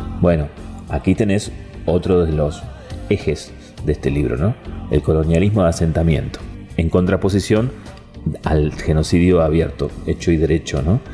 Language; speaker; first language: Spanish; native; Spanish